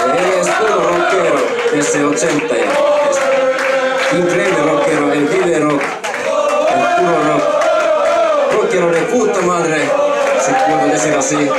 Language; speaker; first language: Spanish; non-native, fluent; Finnish